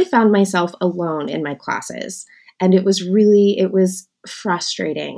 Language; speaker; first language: English; native; English